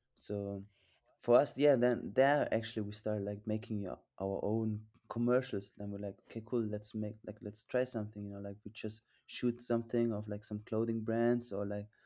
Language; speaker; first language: English; non-native, fluent; German